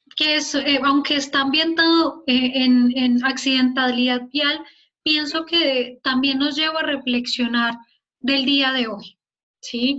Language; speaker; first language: Spanish; native; Spanish